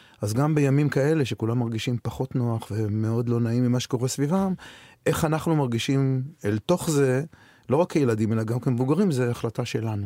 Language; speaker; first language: Hebrew; native; Hebrew